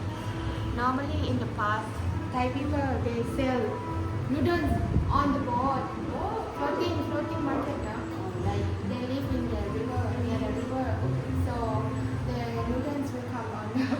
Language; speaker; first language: English; non-native, learner; Thai